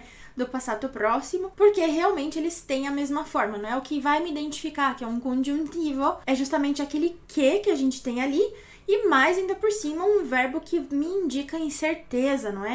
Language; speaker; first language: Portuguese; native; Portuguese